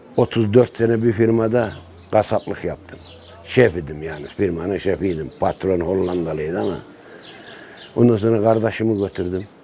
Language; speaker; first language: Turkish; native; Turkish